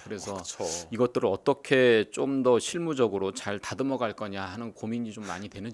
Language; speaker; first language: Korean; native; Korean